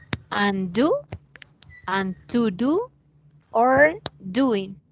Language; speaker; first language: English; non-native, learner; Spanish